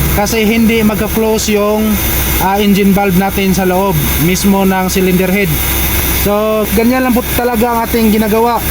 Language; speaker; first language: Filipino; non-native, local second language; Cebuano